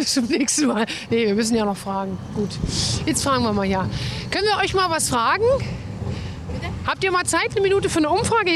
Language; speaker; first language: German; native; German